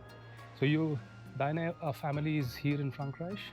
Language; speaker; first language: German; non-native, learner; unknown